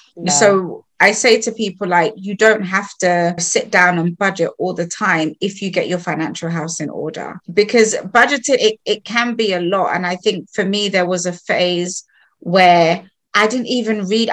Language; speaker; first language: English; non-native, local second language; Krio